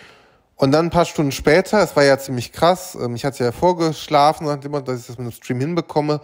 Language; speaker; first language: German; native; German